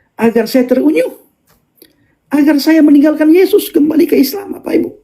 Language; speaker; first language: Indonesian; non-native, local second language; Achinese